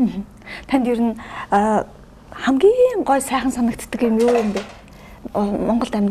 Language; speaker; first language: Mongolian; native; Mongolian